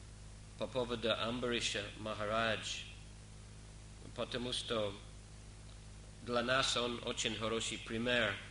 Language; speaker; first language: Russian; non-native, fluent; English